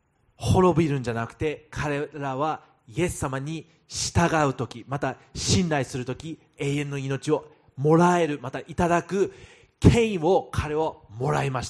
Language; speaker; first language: Japanese; non-native, fluent; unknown